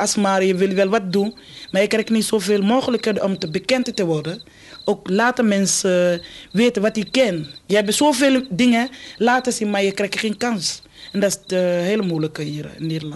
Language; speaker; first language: Dutch; non-native, fluent; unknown